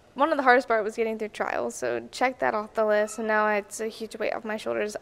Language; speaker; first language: English; native; English